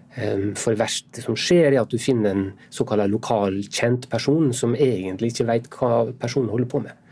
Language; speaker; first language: Norwegian; native; Norwegian